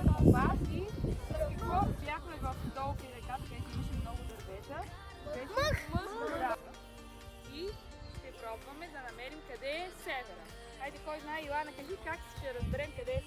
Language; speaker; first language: Bulgarian; native; Bulgarian